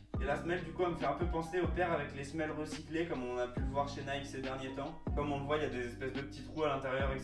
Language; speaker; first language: French; native; French